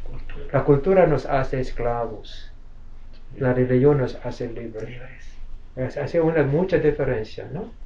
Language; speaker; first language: Spanish; non-native, fluent; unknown